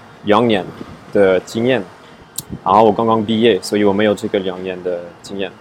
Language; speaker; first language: Chinese; non-native, fluent; French